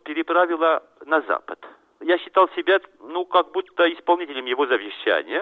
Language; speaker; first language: Russian; non-native, fluent; French